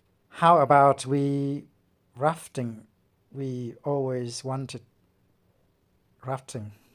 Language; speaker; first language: English; non-native, learner; Vietnamese